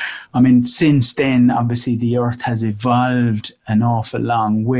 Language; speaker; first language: English; native; English